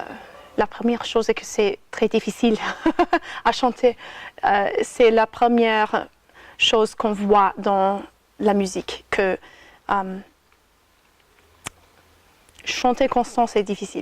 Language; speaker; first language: French; non-native, fluent; English